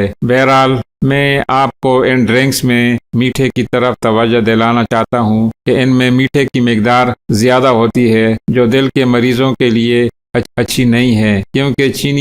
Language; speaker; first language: Urdu; native; Urdu